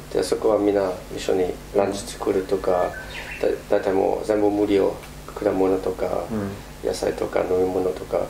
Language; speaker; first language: Japanese; non-native, fluent; German